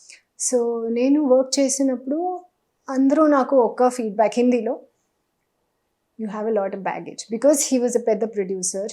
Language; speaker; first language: Telugu; non-native, learner; Hindi